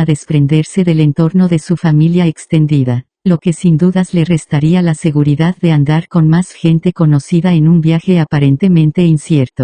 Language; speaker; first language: Spanish; native; Spanish